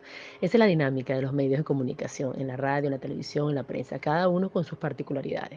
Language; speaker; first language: Spanish; native; Spanish